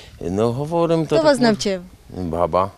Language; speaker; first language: Ukrainian; early bilingual, heritage; Ukrainian